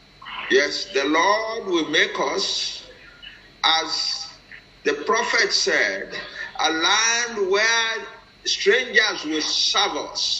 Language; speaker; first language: English; non-native, local second language; Yoruba